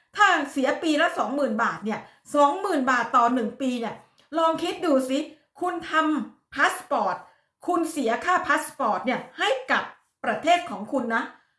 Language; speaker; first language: Thai; native; Thai